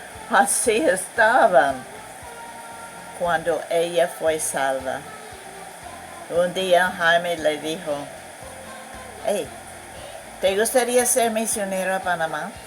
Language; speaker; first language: Spanish; non-native, fluent; English